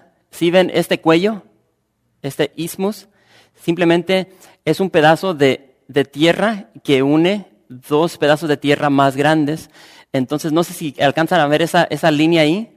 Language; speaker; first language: Spanish; native; Spanish